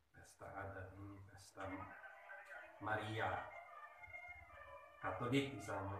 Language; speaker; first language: Indonesian; early bilingual, heritage; Dutch